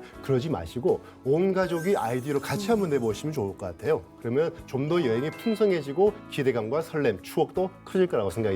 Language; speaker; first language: Korean; native; Korean